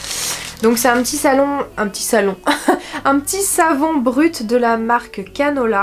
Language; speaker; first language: French; native; French